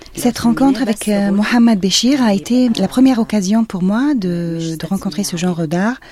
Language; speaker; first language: French; non-native, fluent; Arabic